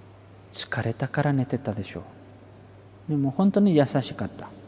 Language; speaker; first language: Japanese; non-native, fluent; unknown